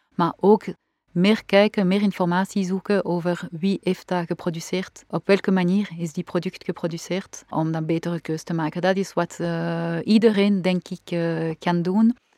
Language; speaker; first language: Dutch; non-native, local second language; French